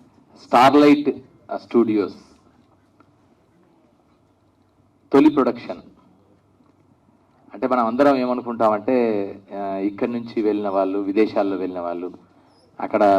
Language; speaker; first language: Telugu; native; Telugu